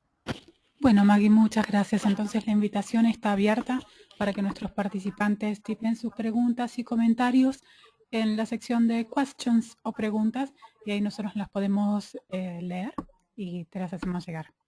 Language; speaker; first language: Spanish; native; Spanish